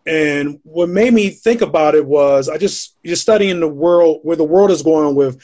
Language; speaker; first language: English; native; English